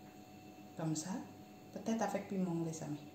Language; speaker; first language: French; non-native, learner; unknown